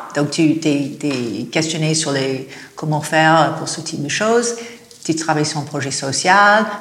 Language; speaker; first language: French; non-native, fluent; English